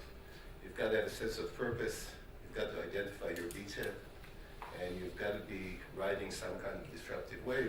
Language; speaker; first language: English; non-native, fluent; Hebrew